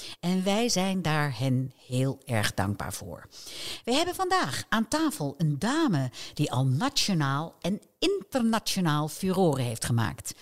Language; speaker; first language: Dutch; native; Dutch